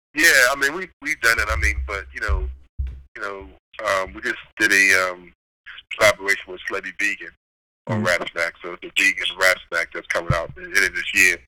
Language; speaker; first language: English; native; English